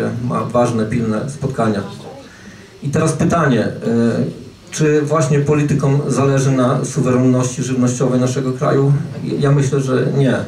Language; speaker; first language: Polish; native; Polish